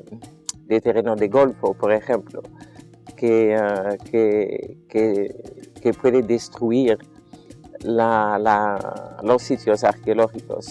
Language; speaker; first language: Spanish; non-native, fluent; Dutch